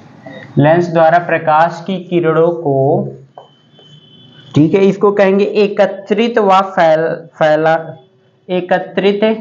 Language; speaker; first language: Hindi; native; Hindi